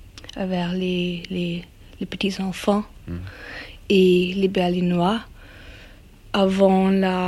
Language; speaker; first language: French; non-native, learner; German